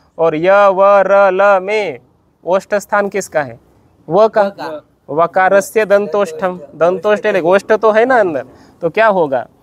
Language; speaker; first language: Hindi; non-native, local second language; Marathi